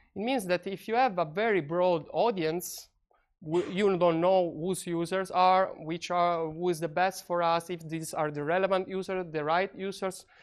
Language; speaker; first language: English; non-native, fluent; Italian